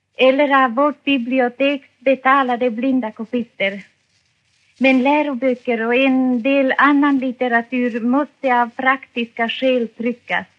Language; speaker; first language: Swedish; non-native, fluent; Finnish